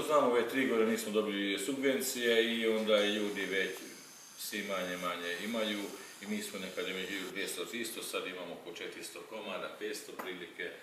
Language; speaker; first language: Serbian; non-native, local second language; Hungarian